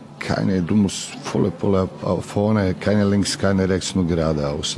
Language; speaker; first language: German; non-native, learner; Serbian